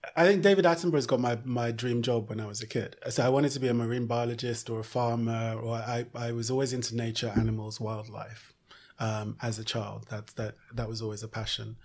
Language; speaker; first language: English; early bilingual, other home language; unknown